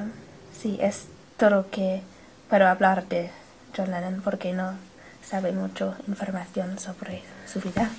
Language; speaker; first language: Spanish; non-native, learner; English